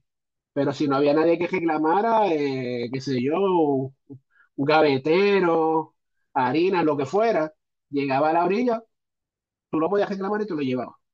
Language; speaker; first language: Spanish; native; Spanish